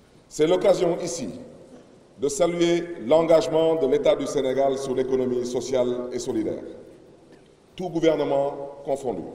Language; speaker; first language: French; non-native, local second language; Wolof